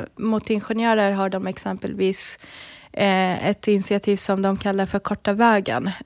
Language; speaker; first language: Swedish; early bilingual, other home language; Arabic